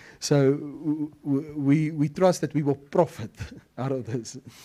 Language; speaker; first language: English; non-native, local second language; Afrikaans